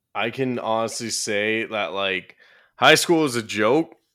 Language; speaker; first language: English; native; English